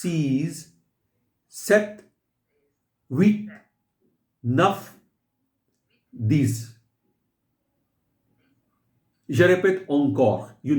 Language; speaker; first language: French; non-native, fluent; Hindi